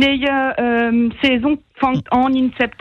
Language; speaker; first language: German; non-native, local second language; French